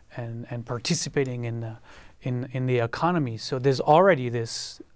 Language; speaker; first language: English; non-native, fluent; French